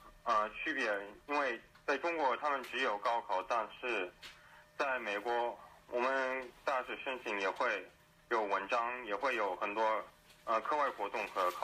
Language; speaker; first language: Chinese; early bilingual, heritage; Chinese